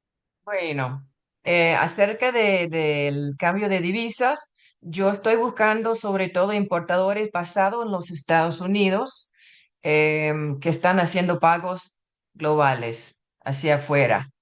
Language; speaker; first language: Spanish; non-native, fluent; English